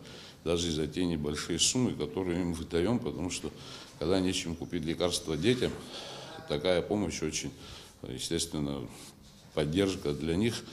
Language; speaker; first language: Russian; non-native, local second language; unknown